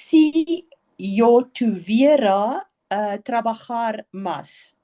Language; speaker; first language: Spanish; non-native, learner; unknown